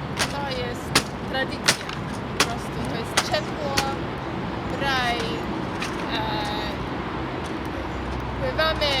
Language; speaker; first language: Polish; non-native, learner; Afrikaans